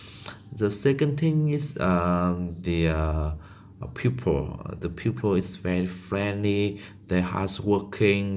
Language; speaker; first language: English; non-native, learner; Vietnamese